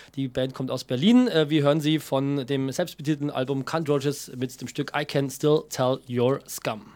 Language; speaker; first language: German; native; German